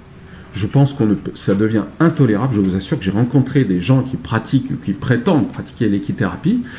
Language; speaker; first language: French; native; French